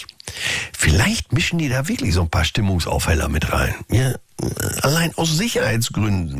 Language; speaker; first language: German; native; German